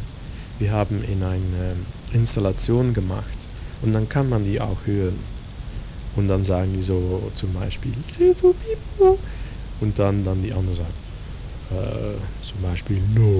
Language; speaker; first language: German; non-native, fluent; Dutch